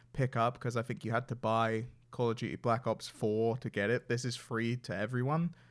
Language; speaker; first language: English; native; English